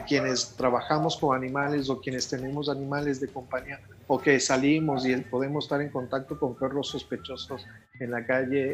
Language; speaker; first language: Spanish; native; Spanish